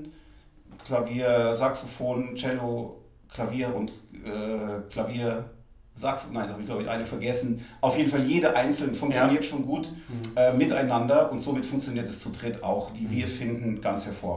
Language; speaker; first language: German; native; German